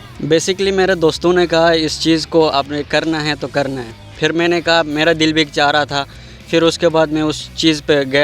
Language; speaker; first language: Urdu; non-native, local second language; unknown